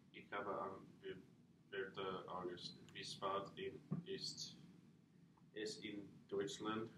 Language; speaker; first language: German; non-native, learner; English